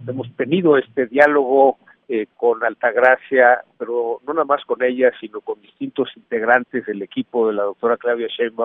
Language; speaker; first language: Spanish; native; Spanish